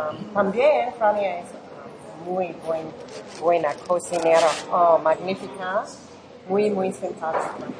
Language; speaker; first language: Spanish; non-native, fluent; English